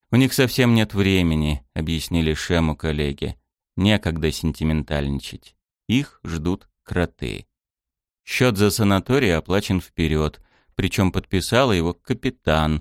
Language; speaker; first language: Russian; native; Russian